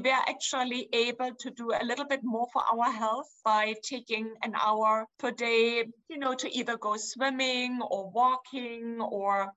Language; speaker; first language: English; non-native, fluent; German